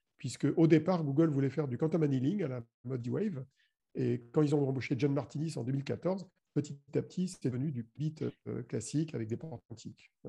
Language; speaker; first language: French; native; French